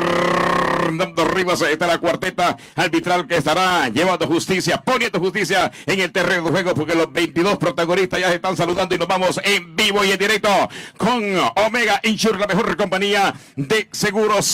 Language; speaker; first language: Spanish; native; Spanish